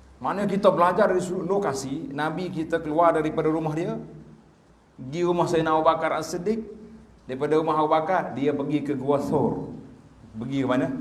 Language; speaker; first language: Malay; native; Malay